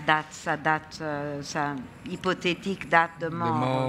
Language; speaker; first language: French; non-native, fluent; Italian